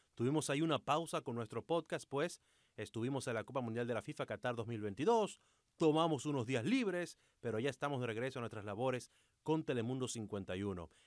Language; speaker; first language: Spanish; native; Spanish